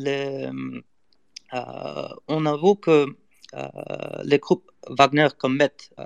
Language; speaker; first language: French; non-native, learner; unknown